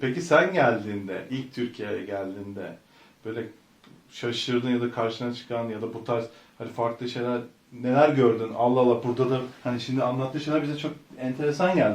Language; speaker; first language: Turkish; native; Turkish